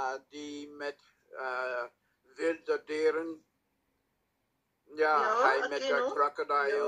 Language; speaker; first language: Dutch; non-native, learner; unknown